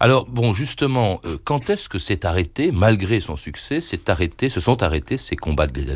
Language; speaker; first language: French; native; French